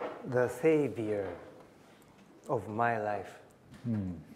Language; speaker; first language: English; non-native, learner; Japanese